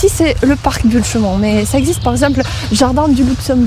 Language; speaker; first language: French; non-native, fluent; Russian